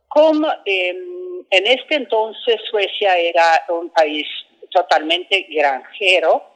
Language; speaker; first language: Spanish; non-native, fluent; Swedish